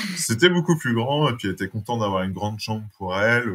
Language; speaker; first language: French; native; French